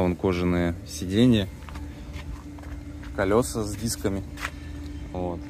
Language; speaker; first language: Russian; native; Russian